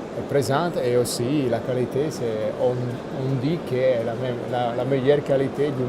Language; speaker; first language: French; non-native, fluent; Italian